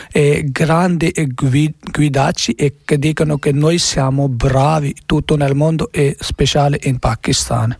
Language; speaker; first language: Italian; non-native, learner; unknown